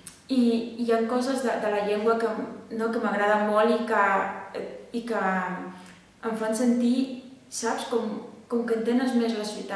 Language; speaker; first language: Catalan; non-native, fluent; Spanish